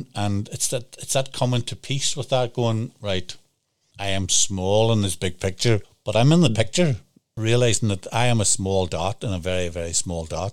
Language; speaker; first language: English; native; English